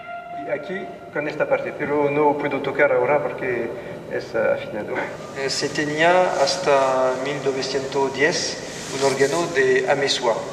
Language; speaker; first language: Spanish; non-native, learner; French